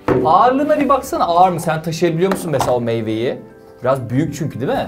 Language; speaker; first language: Turkish; native; Turkish